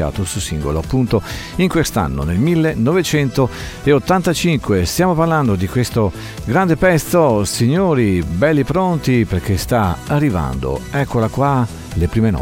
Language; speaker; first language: Italian; native; Italian